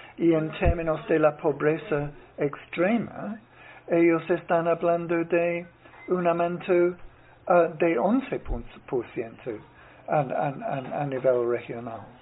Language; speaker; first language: Spanish; non-native, fluent; English